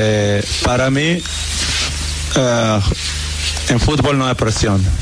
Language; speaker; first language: Spanish; non-native, learner; Portuguese